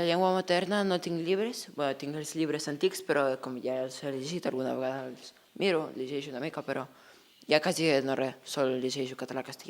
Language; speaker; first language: Catalan; early bilingual, other home language; Ukrainian